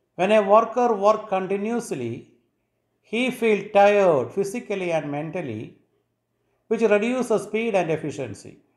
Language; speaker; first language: English; non-native, local second language; Malayalam